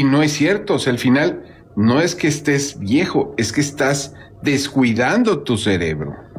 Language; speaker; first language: Spanish; native; Spanish